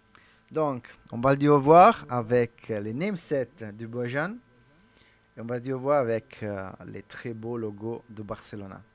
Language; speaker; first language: French; non-native, learner; Italian